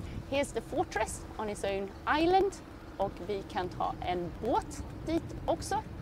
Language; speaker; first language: Swedish; native; Swedish